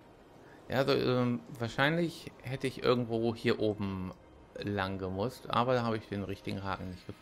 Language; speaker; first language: German; native; German